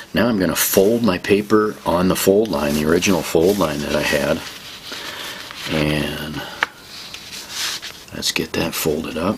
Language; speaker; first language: English; native; English